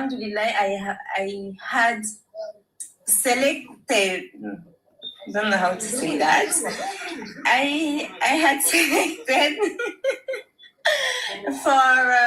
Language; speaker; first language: English; non-native, learner; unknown